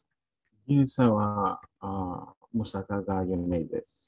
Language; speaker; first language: Japanese; non-native, learner; Greek